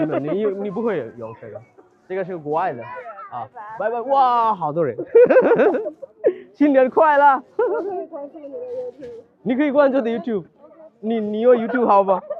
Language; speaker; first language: Chinese; non-native, learner; Bangla